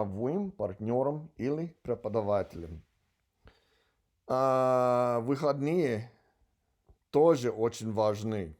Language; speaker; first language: Russian; non-native, learner; English